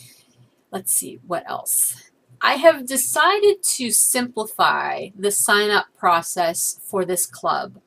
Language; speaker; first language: English; native; English